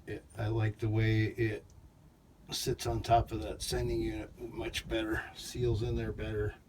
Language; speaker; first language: English; native; English